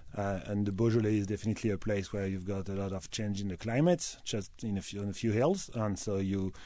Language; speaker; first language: English; non-native, fluent; French